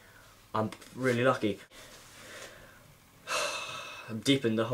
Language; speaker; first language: English; native; English